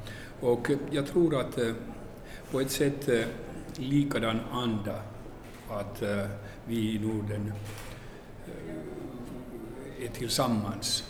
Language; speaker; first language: Swedish; non-native, local second language; Finnish